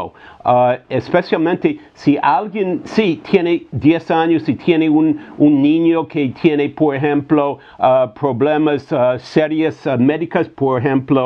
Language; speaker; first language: Spanish; non-native, fluent; English